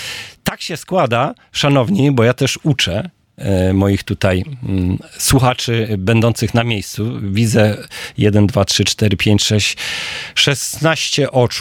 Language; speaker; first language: Polish; native; Polish